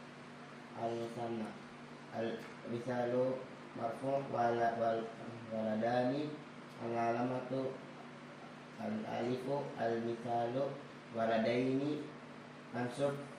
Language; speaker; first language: Arabic; non-native, learner; Indonesian